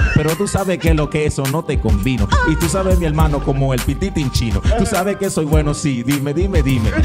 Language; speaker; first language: Spanish; native; Spanish